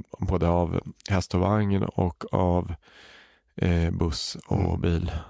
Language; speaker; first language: Swedish; native; Swedish